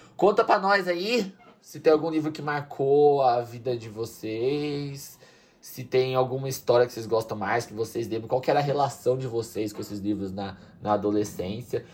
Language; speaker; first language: Portuguese; native; Portuguese